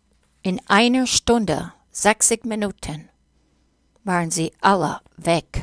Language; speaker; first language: German; non-native, fluent; English